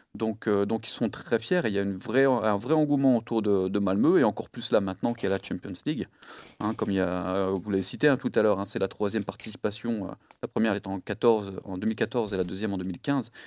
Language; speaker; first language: French; native; French